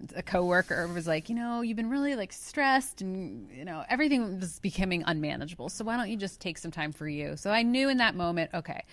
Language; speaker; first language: English; native; English